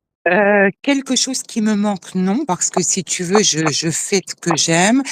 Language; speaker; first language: French; native; French